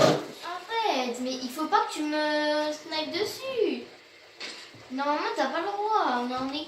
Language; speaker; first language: French; native; French